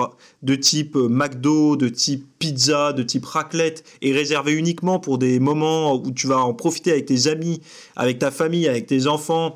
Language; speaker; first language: French; native; French